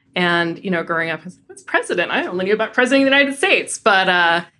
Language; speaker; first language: English; native; English